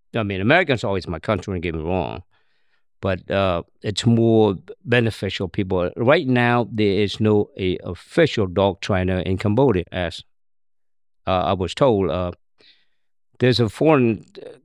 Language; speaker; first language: English; non-native, learner; Khmer